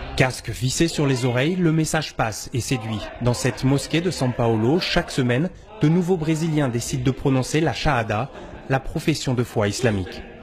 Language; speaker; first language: French; native; French